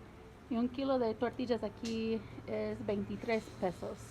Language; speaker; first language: Spanish; non-native, learner; English